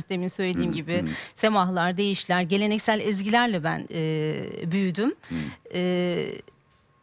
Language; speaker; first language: Turkish; native; Turkish